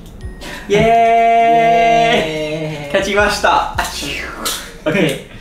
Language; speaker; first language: Japanese; non-native, learner; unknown